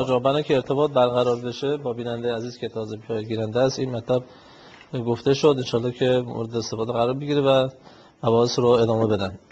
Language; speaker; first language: Persian; native; Persian